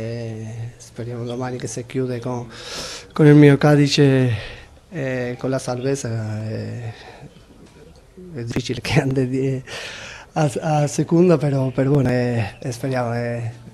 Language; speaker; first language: Italian; non-native, fluent; Spanish